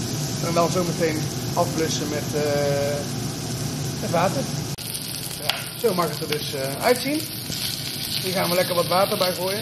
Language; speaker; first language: Dutch; native; Dutch